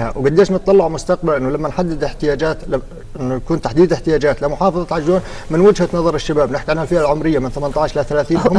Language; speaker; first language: Arabic; native; Arabic